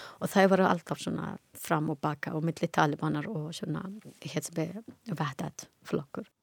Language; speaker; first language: Icelandic; non-native, learner; Persian